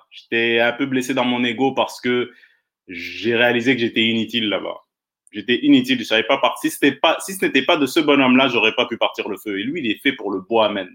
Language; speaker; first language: French; native; French